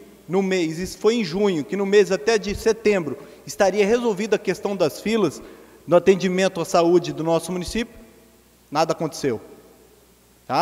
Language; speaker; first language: Portuguese; native; Portuguese